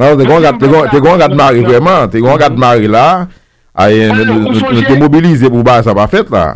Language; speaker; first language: French; non-native, local second language; Haitian Creole